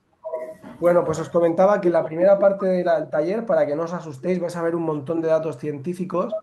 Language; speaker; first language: Spanish; native; Spanish